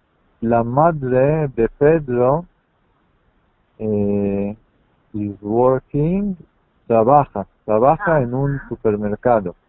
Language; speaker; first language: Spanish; non-native, learner; English